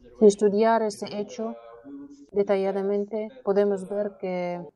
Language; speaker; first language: Spanish; non-native, learner; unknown